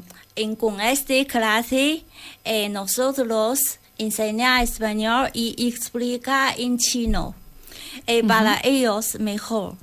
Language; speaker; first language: Spanish; non-native, learner; Chinese